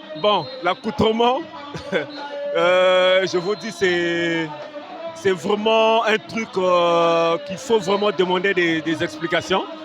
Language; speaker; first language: French; non-native, local second language; Lingala